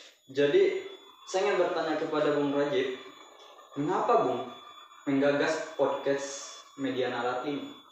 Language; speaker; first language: Indonesian; native; Indonesian